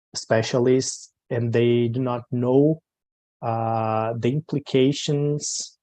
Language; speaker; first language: English; non-native, learner; Portuguese